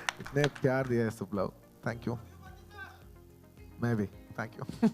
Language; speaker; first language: Hindi; non-native, local second language; Telugu